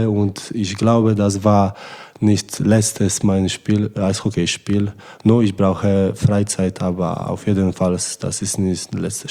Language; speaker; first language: German; non-native, learner; Polish